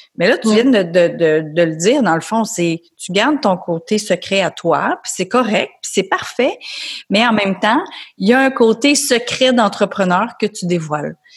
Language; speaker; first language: French; native; French